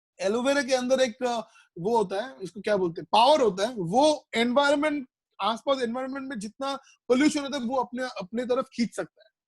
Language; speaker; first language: Hindi; non-native, local second language; Bangla